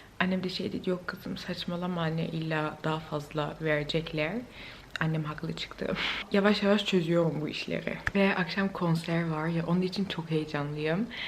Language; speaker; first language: Turkish; early bilingual, heritage; Turkish